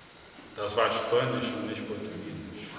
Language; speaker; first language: German; non-native, fluent; Portuguese